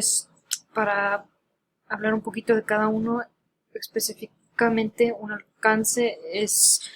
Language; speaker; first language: Spanish; early bilingual, heritage; Spanish